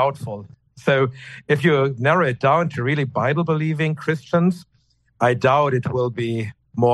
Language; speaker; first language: English; non-native, fluent; German